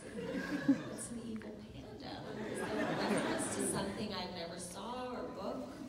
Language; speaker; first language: English; native; English